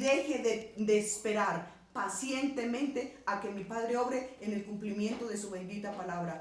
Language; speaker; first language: Spanish; native; Spanish